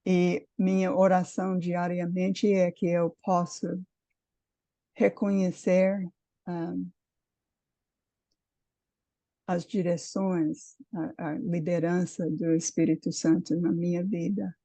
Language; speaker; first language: Portuguese; non-native, fluent; English